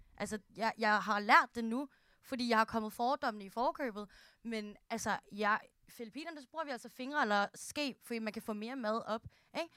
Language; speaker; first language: Danish; early bilingual, other home language; Filipino